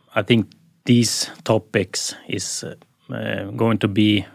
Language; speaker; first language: English; non-native, fluent; Swedish